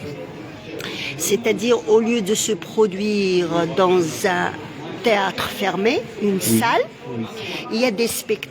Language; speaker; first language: French; non-native, local second language; Arabic